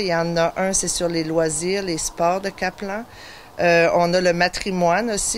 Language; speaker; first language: French; native; French